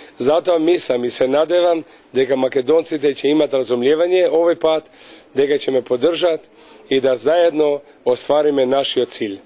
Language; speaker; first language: Macedonian; early bilingual, heritage; Albanian